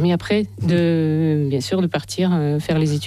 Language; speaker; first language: French; non-native, fluent; Russian